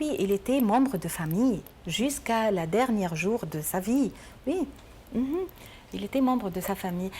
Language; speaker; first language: French; non-native, learner; Arabic